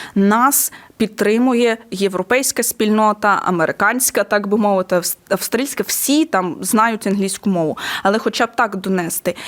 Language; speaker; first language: Ukrainian; non-native, local second language; Russian